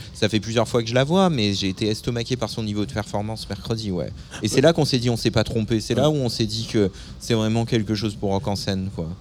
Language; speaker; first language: French; native; French